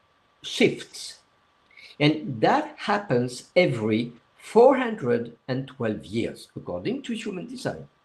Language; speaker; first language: English; non-native, fluent; French